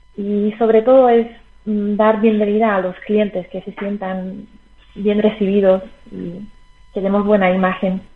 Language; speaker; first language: Spanish; non-native, fluent; Slovak